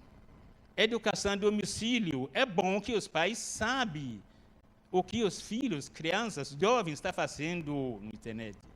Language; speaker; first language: Portuguese; non-native, learner; Arabic